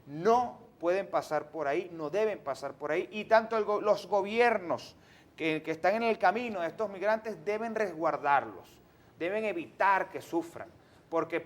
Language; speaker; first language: Spanish; native; Spanish